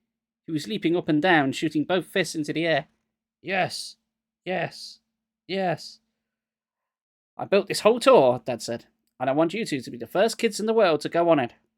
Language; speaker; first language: English; native; English